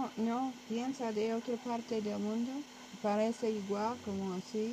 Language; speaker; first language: Spanish; non-native, learner; English